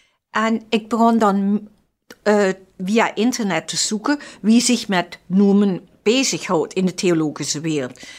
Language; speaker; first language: Dutch; non-native, fluent; English